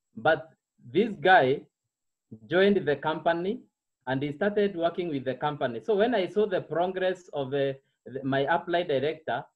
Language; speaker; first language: English; non-native, local second language; Meru